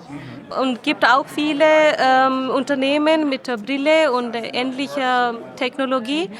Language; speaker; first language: German; non-native, learner; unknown